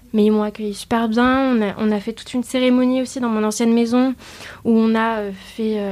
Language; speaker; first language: French; early bilingual, other home language; Vietnamese